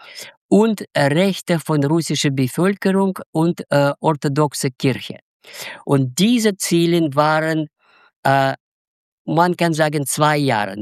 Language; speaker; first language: German; non-native, fluent; Russian